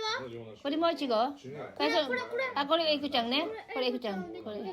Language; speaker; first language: Japanese; non-native, learner; Filipino